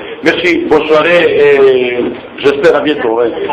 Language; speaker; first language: French; non-native, fluent; Bosnian